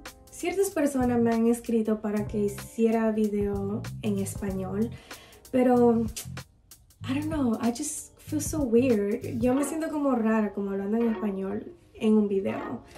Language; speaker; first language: Spanish; early bilingual, heritage; Spanish